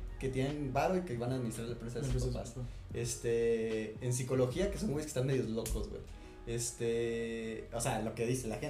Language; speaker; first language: Spanish; native; Spanish